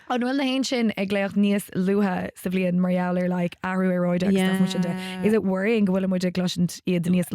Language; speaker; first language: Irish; non-native, local second language; English